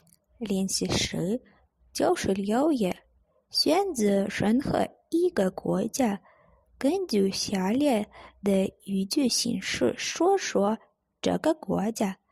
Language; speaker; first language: Chinese; non-native, fluent; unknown